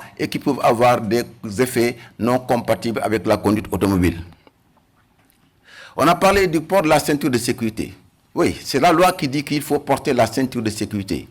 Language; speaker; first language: French; non-native, local second language; Wolof